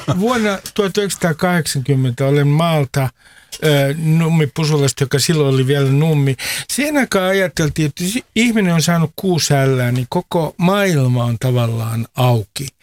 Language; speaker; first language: Finnish; native; Finnish